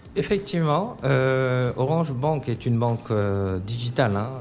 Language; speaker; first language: French; non-native, local second language; Wolof